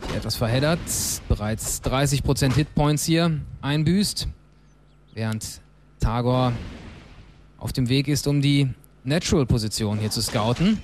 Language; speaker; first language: German; native; German